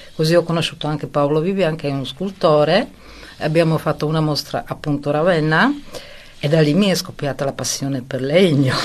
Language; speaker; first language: Italian; non-native, fluent; Czech